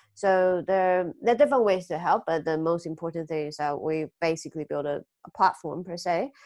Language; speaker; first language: English; early bilingual, other home language; Chinese